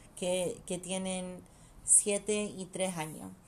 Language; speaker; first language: Spanish; early bilingual, heritage; Spanish